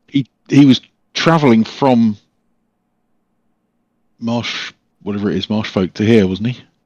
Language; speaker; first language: English; native; English